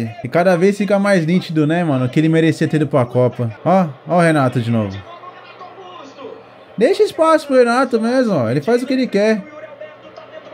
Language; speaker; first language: Portuguese; native; Portuguese